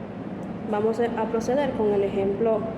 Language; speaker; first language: Spanish; native; Spanish